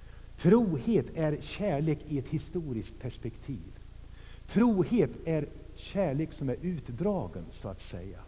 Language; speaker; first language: Swedish; native; Swedish